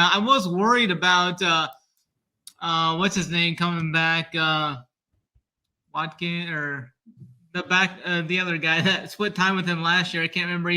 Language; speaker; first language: English; native; English